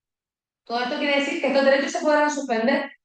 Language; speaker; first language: Spanish; native; Spanish